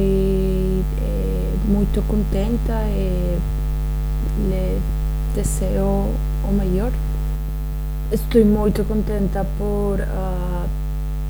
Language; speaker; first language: Spanish; non-native, learner; Portuguese